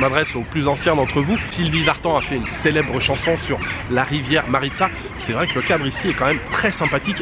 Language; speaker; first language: French; native; French